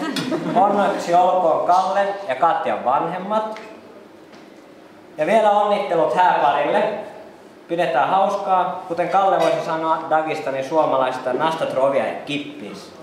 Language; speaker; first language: Finnish; native; Finnish